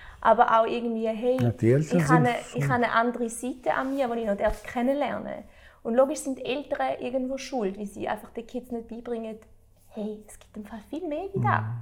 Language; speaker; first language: German; early bilingual, other home language; Albanian